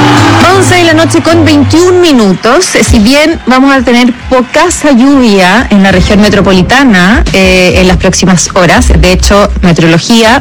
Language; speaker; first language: Spanish; native; Spanish